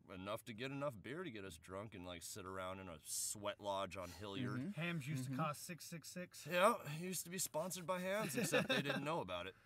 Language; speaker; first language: English; native; English